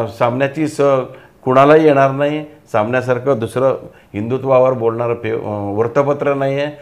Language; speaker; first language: Marathi; non-native, local second language; Telugu